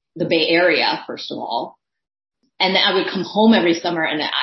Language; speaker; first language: English; early bilingual, other home language; Thai